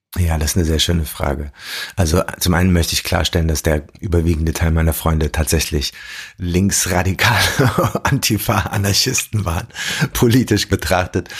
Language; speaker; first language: German; early bilingual, other home language; Arabic